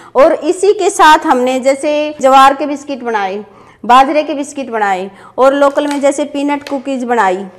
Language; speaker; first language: Hindi; native; Hindi